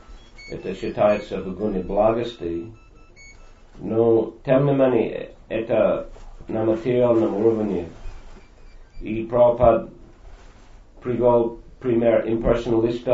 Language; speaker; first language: Russian; non-native, fluent; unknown